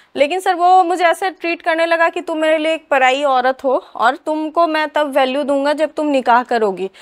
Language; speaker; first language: Hindi; native; Hindi